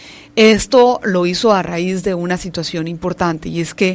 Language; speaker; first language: Spanish; native; Spanish